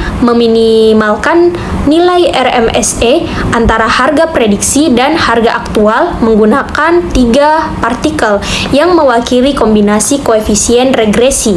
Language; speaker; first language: Indonesian; native; Indonesian